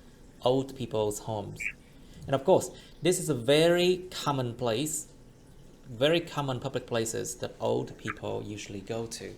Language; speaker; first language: English; non-native, fluent; Vietnamese